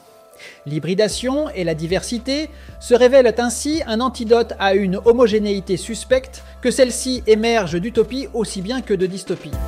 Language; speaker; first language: French; native; French